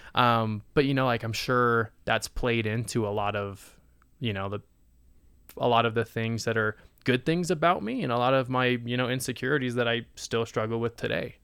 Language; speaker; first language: English; native; English